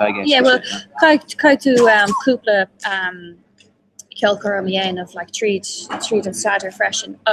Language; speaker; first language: Irish; non-native, local second language; English